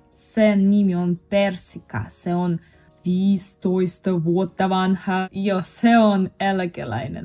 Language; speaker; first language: Finnish; non-native, learner; Russian